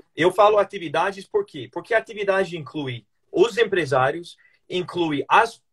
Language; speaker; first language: Portuguese; non-native, fluent; English